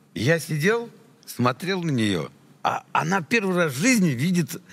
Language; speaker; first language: Russian; native; Russian